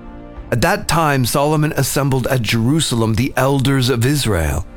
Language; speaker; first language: English; native; English